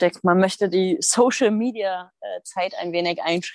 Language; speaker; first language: German; native; German